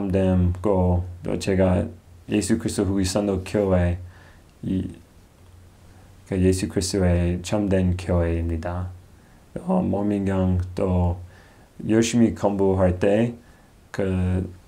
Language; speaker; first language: Korean; non-native, learner; English